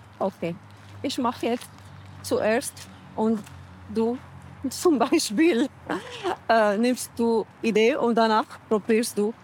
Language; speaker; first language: German; non-native, learner; Arabic